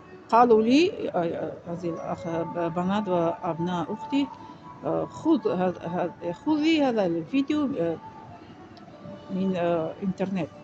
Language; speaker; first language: Arabic; non-native, fluent; Tajik